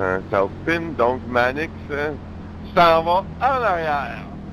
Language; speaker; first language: French; native; French